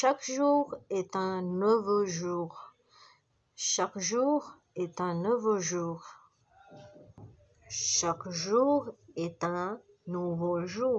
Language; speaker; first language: French; non-native, fluent; Urdu